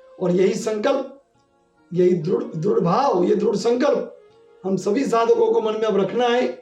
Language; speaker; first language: Hindi; non-native, local second language; Gujarati